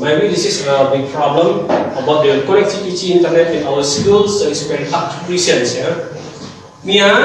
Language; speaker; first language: English; non-native, learner; Indonesian